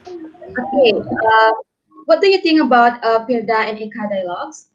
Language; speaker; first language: English; non-native, learner; Indonesian